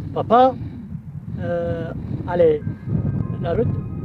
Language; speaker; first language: French; non-native, learner; Berber languages